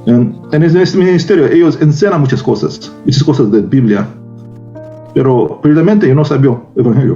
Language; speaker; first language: Spanish; non-native, learner; Korean